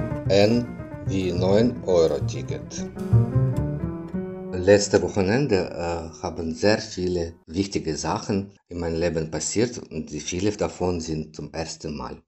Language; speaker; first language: German; non-native, learner; Ukrainian